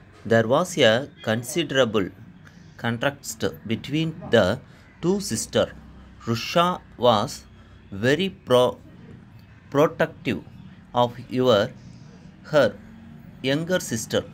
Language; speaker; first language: English; non-native, local second language; Tamil